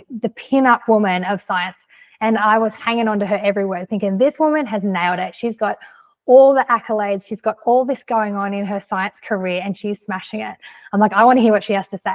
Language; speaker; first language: English; native; English